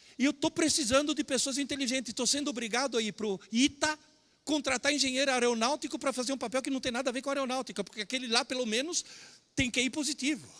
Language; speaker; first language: Portuguese; early bilingual, other home language; Italian